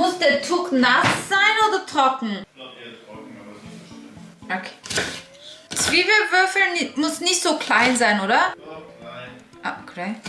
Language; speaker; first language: German; non-native, learner; Korean